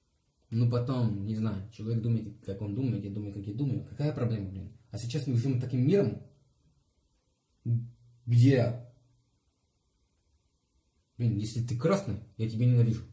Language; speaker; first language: Russian; non-native, learner; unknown